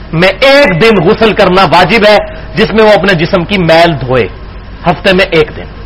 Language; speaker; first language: Urdu; non-native, local second language; Punjabi